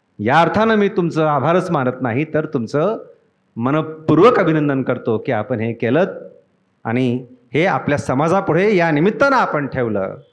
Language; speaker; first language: Marathi; native; Marathi